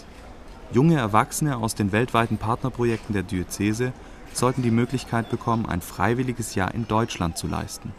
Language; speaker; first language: German; native; German